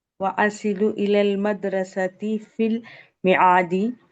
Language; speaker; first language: Arabic; non-native, learner; Urdu